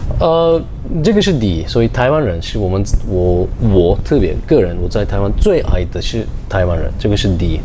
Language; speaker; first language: Chinese; non-native, fluent; Turkish